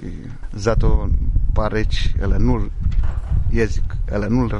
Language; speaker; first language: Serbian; non-native, learner; Romanian